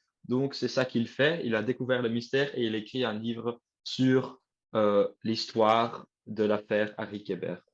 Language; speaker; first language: French; non-native, learner; Dutch